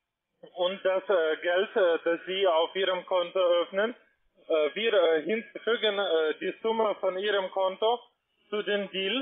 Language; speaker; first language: German; non-native, learner; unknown